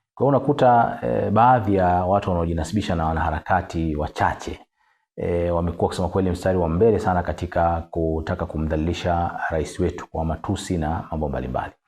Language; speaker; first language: Swahili; native; Swahili